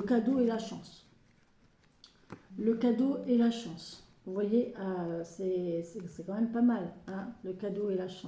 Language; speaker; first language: French; native; French